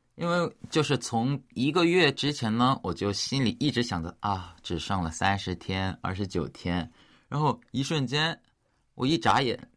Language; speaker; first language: Chinese; early bilingual, other home language; Korean